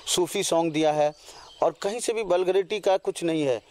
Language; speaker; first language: Hindi; non-native, local second language; Maithili